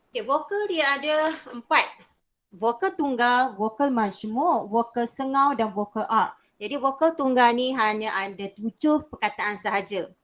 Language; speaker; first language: Malay; native; Malay